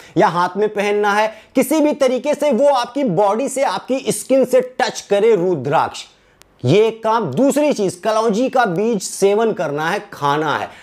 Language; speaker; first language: Hindi; native; Hindi